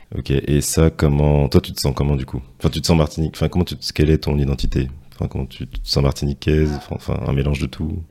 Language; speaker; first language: French; native; French